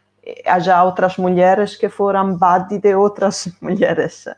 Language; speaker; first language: Portuguese; non-native, fluent; Italian